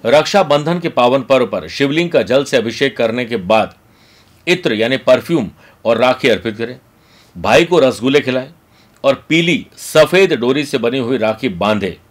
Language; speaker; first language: Hindi; native; Hindi